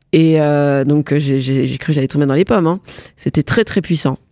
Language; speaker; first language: French; early bilingual, other home language; Morisyen